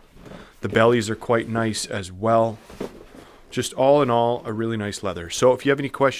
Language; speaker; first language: English; native; English